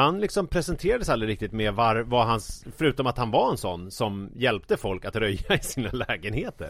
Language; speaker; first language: Swedish; native; Swedish